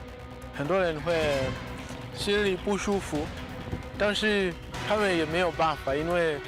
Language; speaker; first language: Chinese; non-native, fluent; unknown